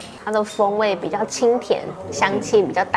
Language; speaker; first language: Chinese; native; Chinese